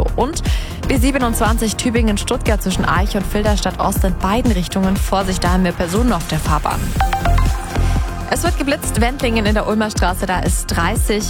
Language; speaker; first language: German; native; German